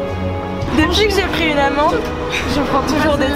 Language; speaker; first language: French; native; French